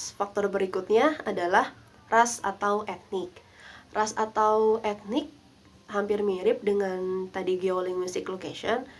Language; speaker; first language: Indonesian; non-native, local second language; Sundanese